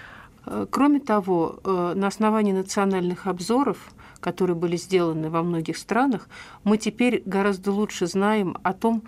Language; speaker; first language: Russian; native; Russian